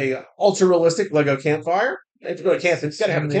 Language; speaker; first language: English; native; English